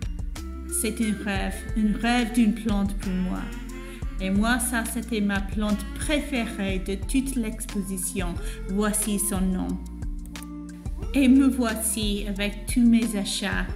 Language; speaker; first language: French; non-native, fluent; English